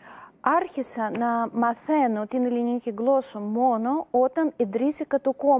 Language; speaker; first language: Greek; non-native, learner; Russian